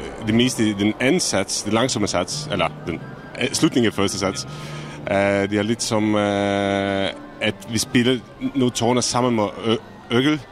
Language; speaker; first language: Danish; non-native, fluent; Czech